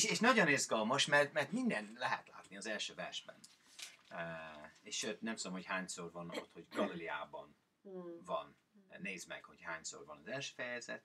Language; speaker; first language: Hungarian; non-native, learner; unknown